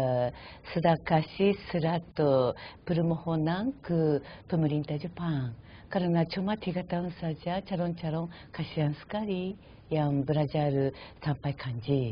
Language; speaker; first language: Indonesian; non-native, fluent; Japanese